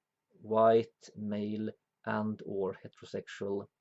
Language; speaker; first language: English; non-native, fluent; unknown